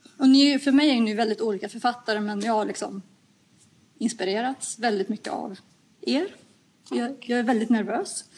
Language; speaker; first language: Swedish; early bilingual, other home language; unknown